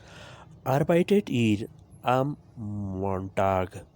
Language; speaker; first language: German; non-native, fluent; Urdu